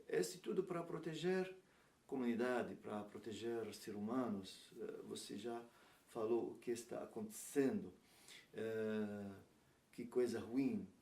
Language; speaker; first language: Portuguese; non-native, learner; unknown